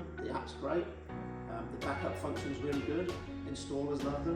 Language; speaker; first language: English; native; English